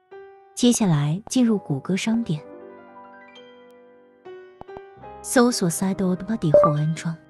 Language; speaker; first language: Chinese; native; Chinese